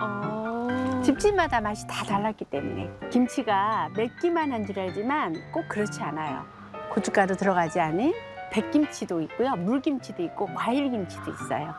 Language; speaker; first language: Korean; native; Korean